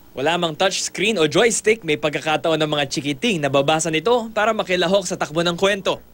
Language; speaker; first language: Filipino; native; Filipino